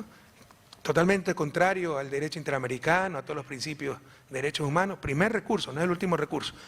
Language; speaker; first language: Spanish; native; Spanish